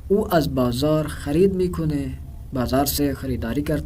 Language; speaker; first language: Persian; non-native, fluent; Urdu